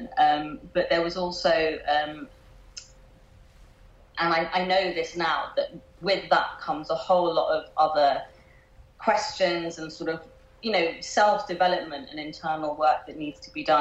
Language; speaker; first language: English; native; English